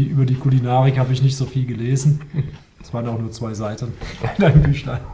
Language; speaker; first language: German; native; German